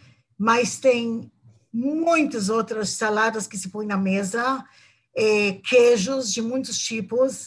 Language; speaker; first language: Portuguese; non-native, fluent; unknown